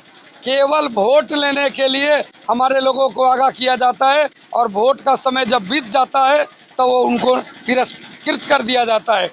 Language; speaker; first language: Hindi; native; Hindi